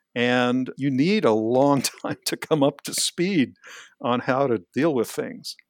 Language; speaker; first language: English; native; English